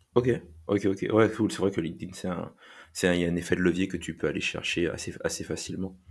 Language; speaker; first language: French; native; French